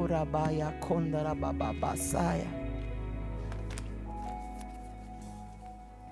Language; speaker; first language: English; native; English